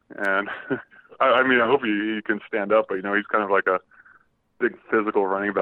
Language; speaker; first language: English; native; English